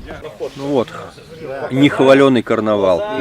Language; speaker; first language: Russian; native; Russian